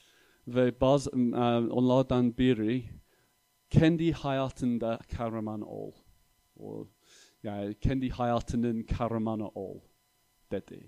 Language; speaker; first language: Turkish; non-native, fluent; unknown